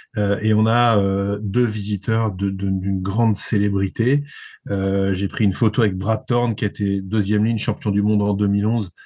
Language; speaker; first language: French; native; French